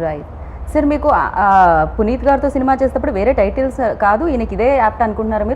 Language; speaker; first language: Telugu; native; Telugu